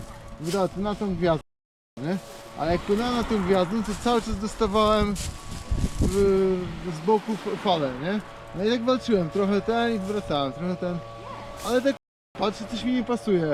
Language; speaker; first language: Polish; native; Polish